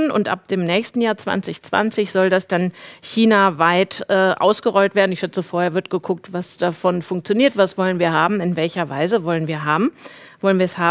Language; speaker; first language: German; native; German